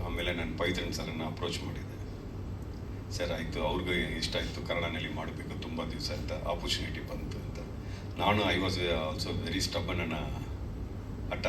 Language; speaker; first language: Kannada; non-native, local second language; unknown